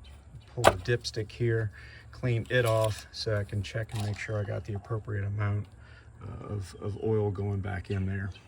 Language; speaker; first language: English; native; English